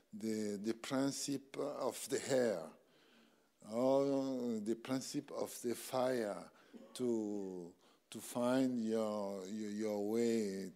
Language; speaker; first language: English; non-native, learner; French